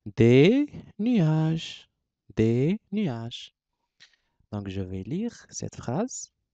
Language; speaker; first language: French; non-native, local second language; Arabic